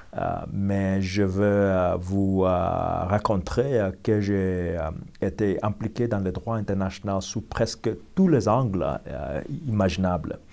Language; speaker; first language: French; non-native, learner; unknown